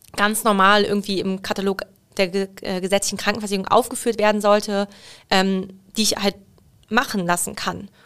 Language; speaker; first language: German; native; German